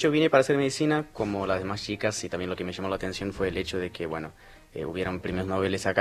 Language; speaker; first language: Spanish; non-native, fluent; Portuguese